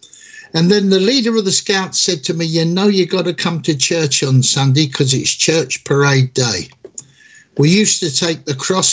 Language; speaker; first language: English; native; English